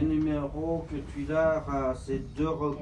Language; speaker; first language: French; non-native, fluent; Vietnamese